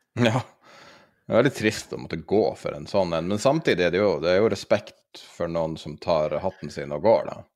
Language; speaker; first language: Norwegian; native; Norwegian